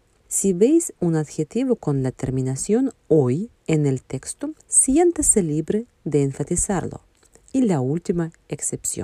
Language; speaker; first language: Spanish; non-native, fluent; Russian